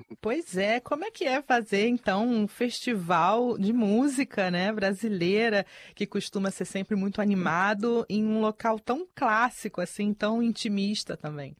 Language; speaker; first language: Portuguese; native; Portuguese